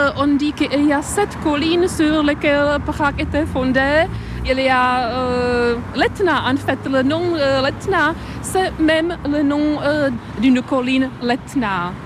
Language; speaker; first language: French; non-native, fluent; Czech